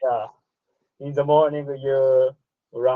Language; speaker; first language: English; non-native, learner; Japanese